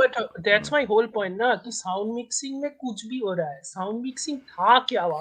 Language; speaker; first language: Hindi; native; Hindi